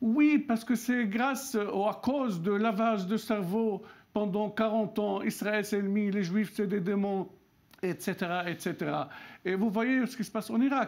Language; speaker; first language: French; non-native, local second language; Arabic